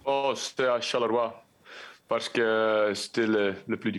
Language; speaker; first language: French; non-native, local second language; Dutch